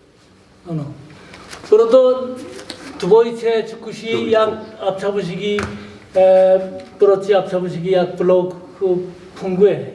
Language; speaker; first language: Czech; non-native, learner; Korean